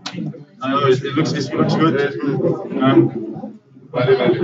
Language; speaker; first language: English; non-native, fluent; Spanish